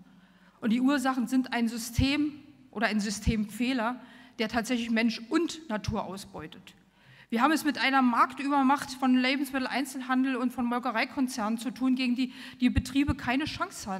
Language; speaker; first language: German; native; German